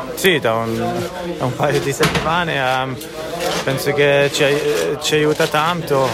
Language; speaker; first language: Italian; non-native, local second language; Swiss German